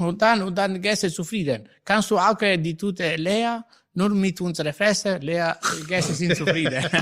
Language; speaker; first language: German; non-native, learner; Italian